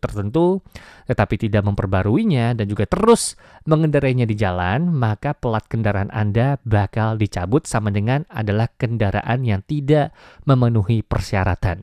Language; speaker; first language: Indonesian; native; Indonesian